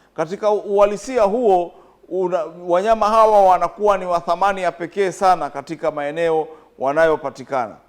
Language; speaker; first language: Swahili; native; Swahili